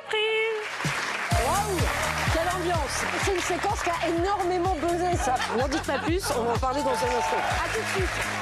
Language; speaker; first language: French; native; French